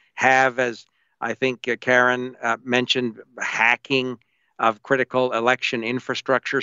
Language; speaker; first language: English; native; English